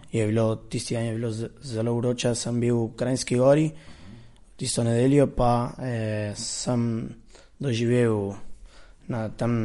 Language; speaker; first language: Slovenian; early bilingual, heritage; Spanish